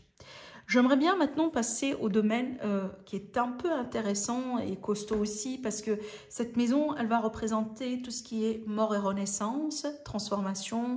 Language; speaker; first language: French; native; French